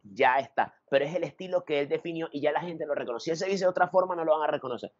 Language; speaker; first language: Spanish; native; Spanish